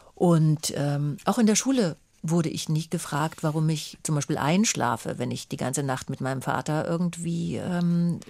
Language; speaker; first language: German; native; German